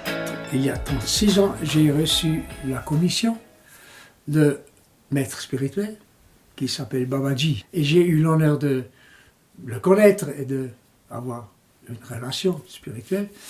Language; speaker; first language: French; non-native, local second language; German